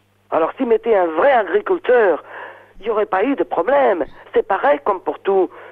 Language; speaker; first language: French; non-native, fluent; Portuguese